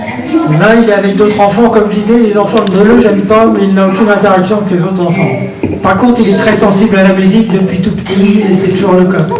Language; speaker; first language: French; native; French